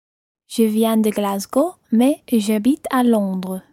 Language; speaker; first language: French; non-native, learner; English